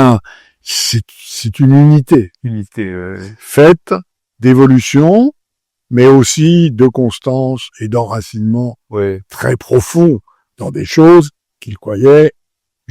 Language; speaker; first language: French; native; French